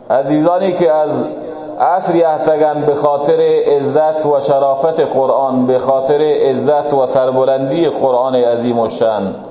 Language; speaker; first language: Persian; non-native, local second language; Baluchi